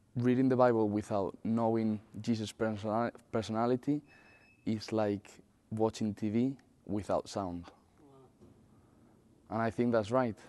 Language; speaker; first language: English; non-native, fluent; Spanish